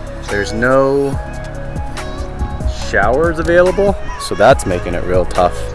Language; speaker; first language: English; early bilingual, other home language; Vietnamese